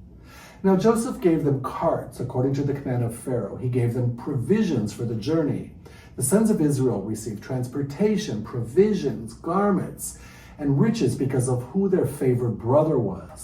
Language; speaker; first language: English; native; English